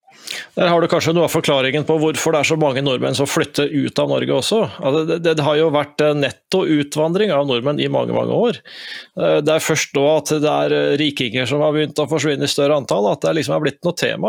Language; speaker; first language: Norwegian; native; Norwegian